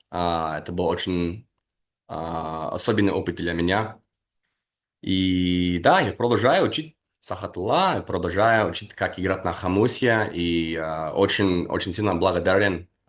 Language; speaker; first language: Russian; non-native, fluent; English